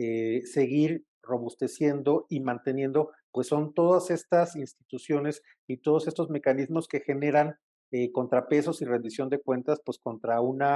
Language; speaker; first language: Spanish; native; Spanish